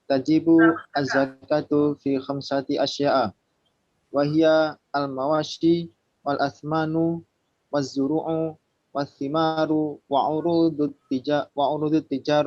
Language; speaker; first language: Arabic; non-native, learner; Indonesian